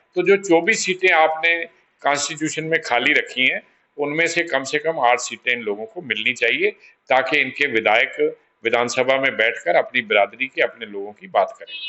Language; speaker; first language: Hindi; non-native, local second language; Pahari-Potwari